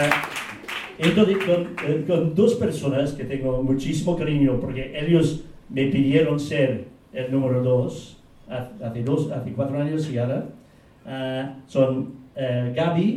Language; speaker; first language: Spanish; non-native, fluent; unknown